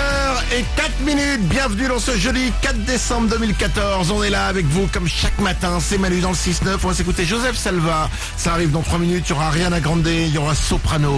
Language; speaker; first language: French; native; French